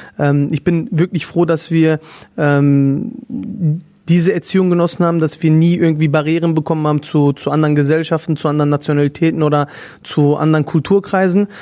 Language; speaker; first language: German; native; German